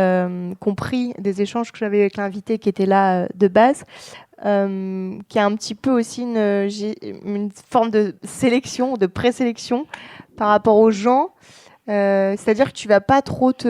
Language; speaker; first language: French; native; French